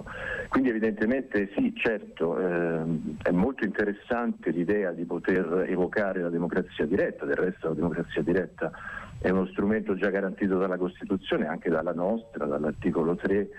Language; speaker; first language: Italian; native; Italian